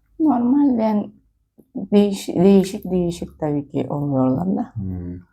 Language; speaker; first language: Turkish; non-native, learner; Russian